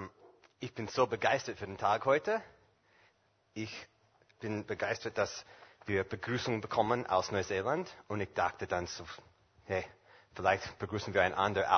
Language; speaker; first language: German; non-native, fluent; English